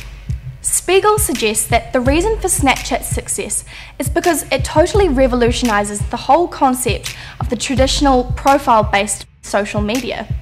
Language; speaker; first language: English; native; English